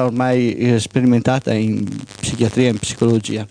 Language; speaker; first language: Italian; native; Italian